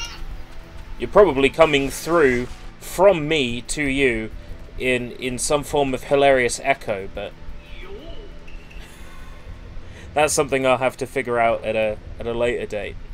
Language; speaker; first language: English; native; English